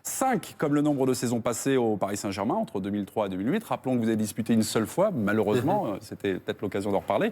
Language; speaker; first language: French; native; French